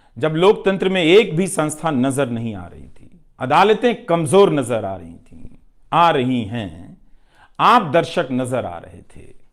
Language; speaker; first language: Hindi; non-native, local second language; Bhojpuri